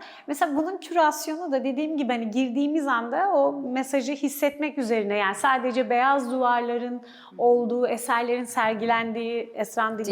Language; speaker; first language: Turkish; native; Turkish